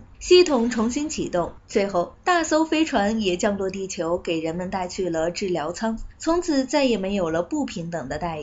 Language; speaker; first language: Chinese; native; Chinese